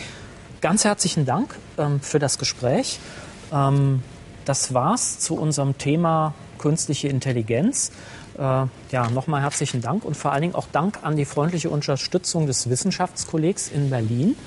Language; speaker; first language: German; native; German